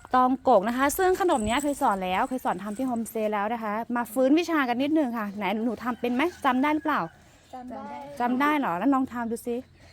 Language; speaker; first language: Thai; non-native, local second language; S'gaw Karen